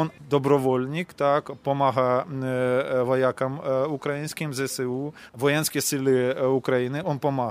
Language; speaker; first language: Slovak; non-native, learner; Ukrainian